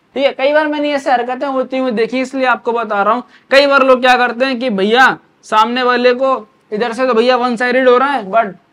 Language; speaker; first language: Hindi; native; Hindi